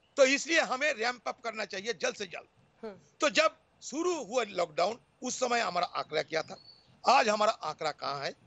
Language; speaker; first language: Hindi; non-native, local second language; Bangla